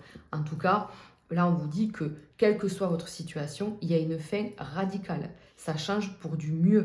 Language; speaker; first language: French; native; French